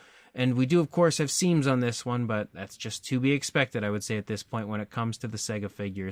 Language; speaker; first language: English; native; English